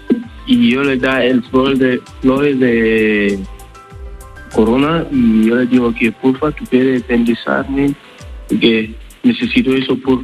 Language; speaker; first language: Spanish; non-native, learner; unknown